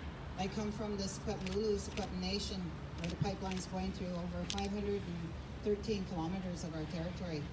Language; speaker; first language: English; native; English